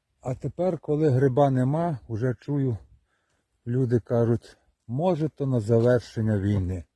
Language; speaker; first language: Ukrainian; native; Ukrainian